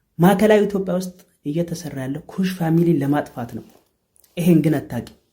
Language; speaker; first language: Amharic; non-native, local second language; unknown